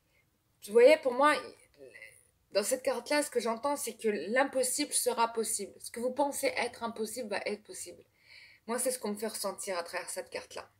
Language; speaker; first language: French; native; French